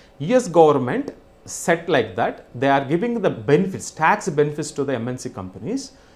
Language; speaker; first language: English; non-native, local second language; Telugu